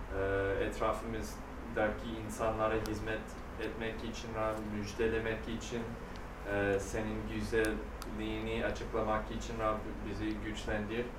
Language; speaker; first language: Turkish; non-native, fluent; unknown